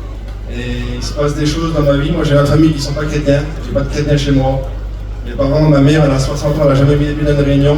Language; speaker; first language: French; native; French